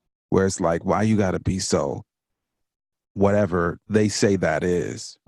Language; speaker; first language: English; native; English